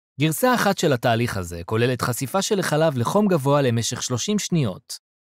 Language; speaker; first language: Hebrew; native; Hebrew